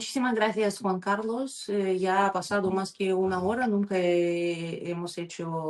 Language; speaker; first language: Spanish; non-native, learner; Russian